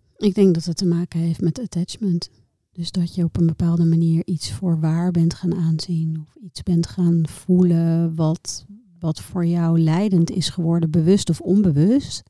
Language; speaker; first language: Dutch; native; Dutch